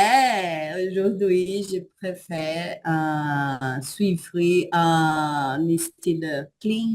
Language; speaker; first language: French; non-native, learner; Portuguese